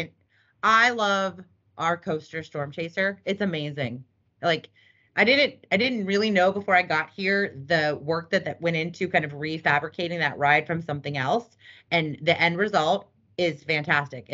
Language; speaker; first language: English; native; English